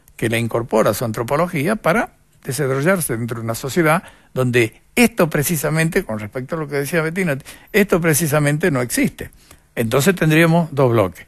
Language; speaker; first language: Spanish; native; Spanish